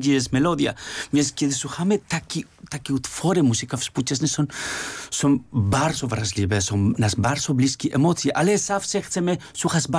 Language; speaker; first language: Polish; non-native, fluent; Spanish